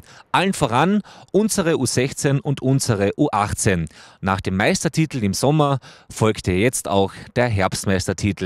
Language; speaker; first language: German; native; German